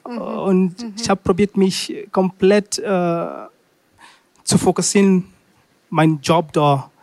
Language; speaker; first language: German; non-native, learner; Swahili